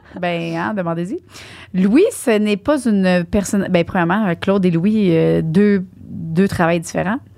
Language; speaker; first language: French; native; French